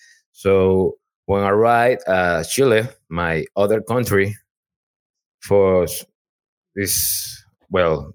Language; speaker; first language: English; non-native, learner; Spanish